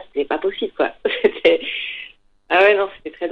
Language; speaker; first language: French; native; French